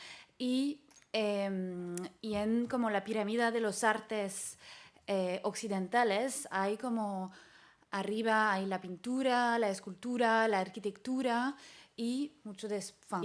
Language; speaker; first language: Spanish; non-native, fluent; French